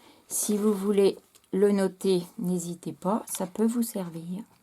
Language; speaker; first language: French; native; French